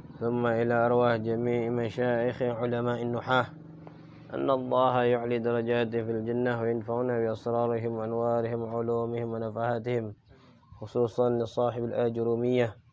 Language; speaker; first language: Arabic; non-native, fluent; Indonesian